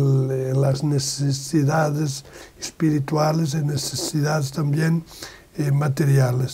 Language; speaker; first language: Spanish; non-native, learner; Portuguese